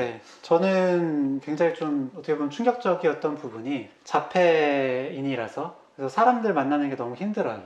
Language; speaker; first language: Korean; native; Korean